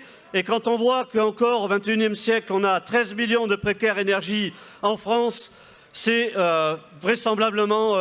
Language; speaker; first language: French; native; French